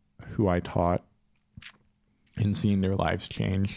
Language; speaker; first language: English; native; English